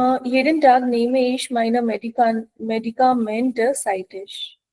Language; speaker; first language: German; non-native, fluent; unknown